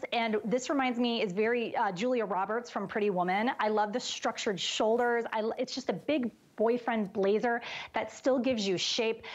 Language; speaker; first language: English; native; English